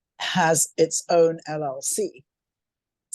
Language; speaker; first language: English; native; English